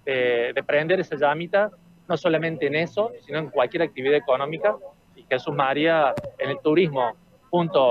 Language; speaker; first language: Spanish; native; Spanish